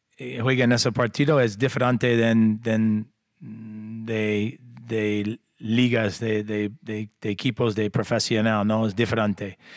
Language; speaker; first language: Spanish; non-native, learner; English